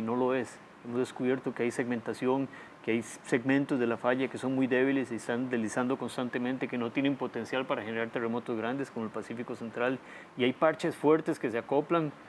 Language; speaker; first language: Spanish; native; Spanish